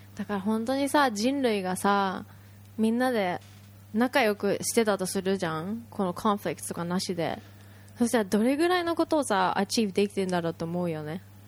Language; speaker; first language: Japanese; early bilingual, heritage; Japanese